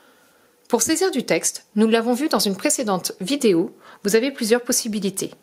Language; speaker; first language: French; native; French